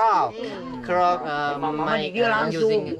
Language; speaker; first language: English; non-native, learner; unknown